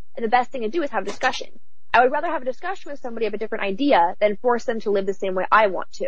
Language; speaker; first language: English; native; English